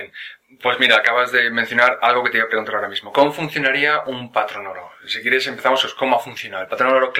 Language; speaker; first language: Spanish; native; Spanish